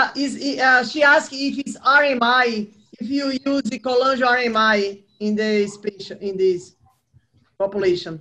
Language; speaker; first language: English; non-native, fluent; Portuguese